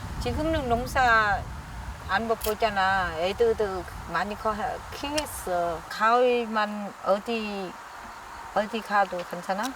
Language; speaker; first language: Korean; non-native, learner; Vietnamese